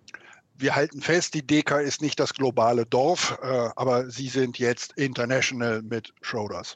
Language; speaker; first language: German; native; German